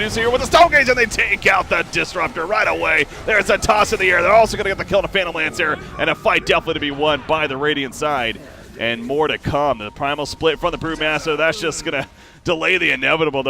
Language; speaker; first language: English; native; English